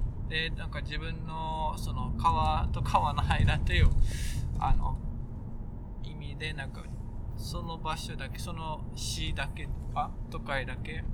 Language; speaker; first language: Japanese; non-native, fluent; Dutch